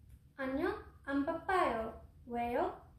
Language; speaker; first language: Korean; non-native, learner; English